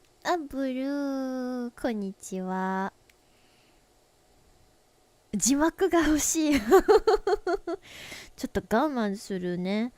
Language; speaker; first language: Japanese; non-native, learner; English